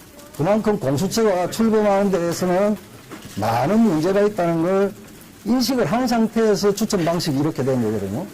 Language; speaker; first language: Korean; native; Korean